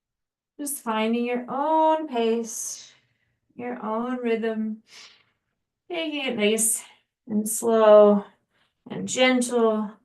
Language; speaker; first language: English; native; English